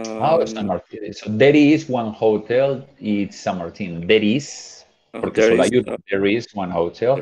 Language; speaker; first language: English; non-native, fluent; Spanish